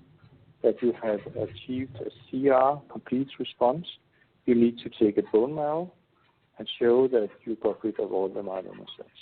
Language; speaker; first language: English; non-native, fluent; Danish